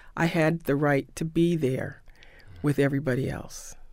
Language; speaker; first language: English; native; English